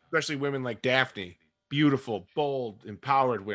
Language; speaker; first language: English; native; English